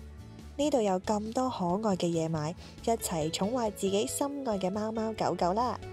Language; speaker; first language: Cantonese; native; Cantonese